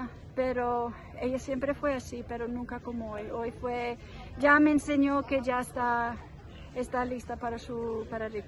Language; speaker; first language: Spanish; non-native, fluent; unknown